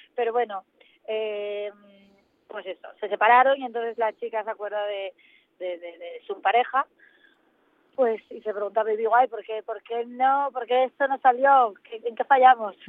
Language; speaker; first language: Spanish; native; Spanish